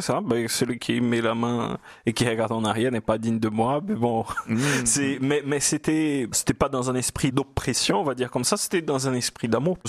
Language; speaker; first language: French; non-native, fluent; Portuguese